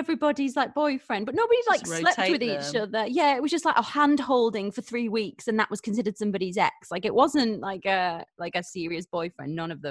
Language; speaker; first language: English; native; English